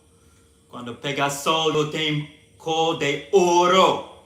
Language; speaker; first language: Portuguese; non-native, learner; English